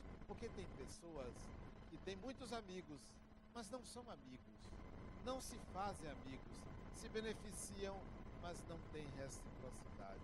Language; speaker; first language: Portuguese; native; Portuguese